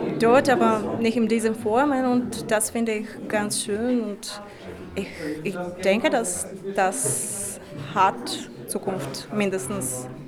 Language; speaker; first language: German; non-native, learner; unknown